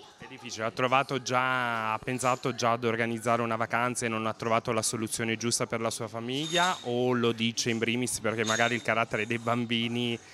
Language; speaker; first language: Italian; native; Italian